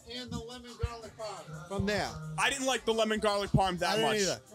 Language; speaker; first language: English; native; English